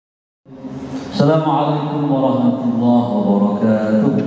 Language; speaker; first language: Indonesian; native; Indonesian